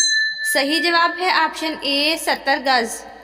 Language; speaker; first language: Urdu; native; Urdu